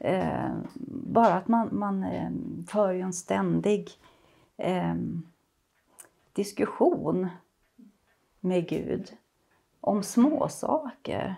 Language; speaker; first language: Swedish; non-native, fluent; Portuguese